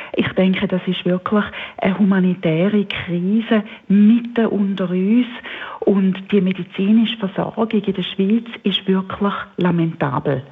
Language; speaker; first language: German; native; German